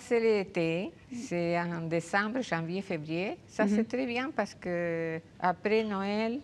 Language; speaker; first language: French; non-native, fluent; Spanish